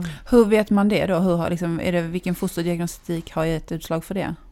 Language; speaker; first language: Swedish; native; Swedish